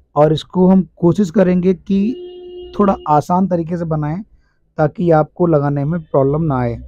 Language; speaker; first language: Hindi; native; Hindi